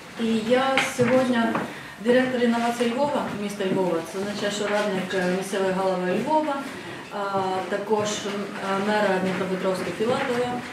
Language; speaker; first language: Ukrainian; non-native, fluent; Estonian